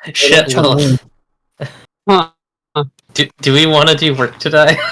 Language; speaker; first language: English; native; English